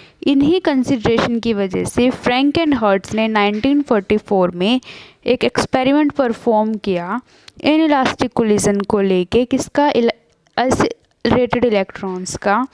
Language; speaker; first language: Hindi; native; Hindi